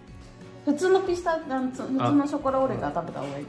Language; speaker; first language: Japanese; native; Japanese